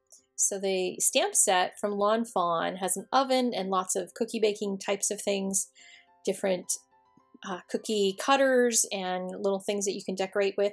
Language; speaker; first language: English; native; English